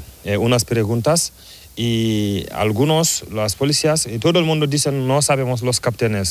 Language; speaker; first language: Spanish; non-native, learner; Fula